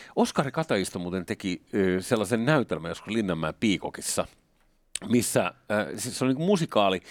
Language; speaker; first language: Finnish; native; Finnish